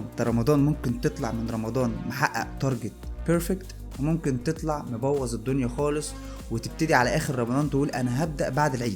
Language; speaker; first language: Arabic; native; Arabic